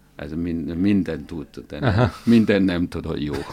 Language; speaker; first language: Hungarian; non-native, learner; Chinese